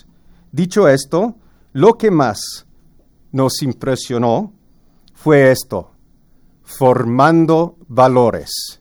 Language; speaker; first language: Spanish; non-native, fluent; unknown